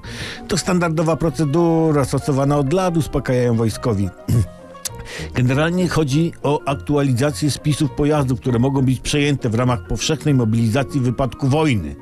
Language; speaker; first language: Polish; native; Polish